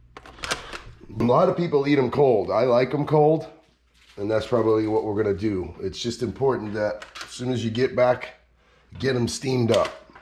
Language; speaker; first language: English; native; English